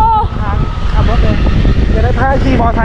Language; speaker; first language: Thai; native; Thai